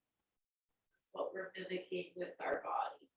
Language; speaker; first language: English; native; English